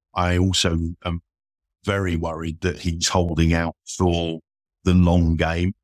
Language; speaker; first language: English; native; English